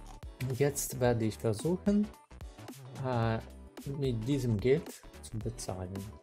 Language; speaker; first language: German; non-native, learner; Ukrainian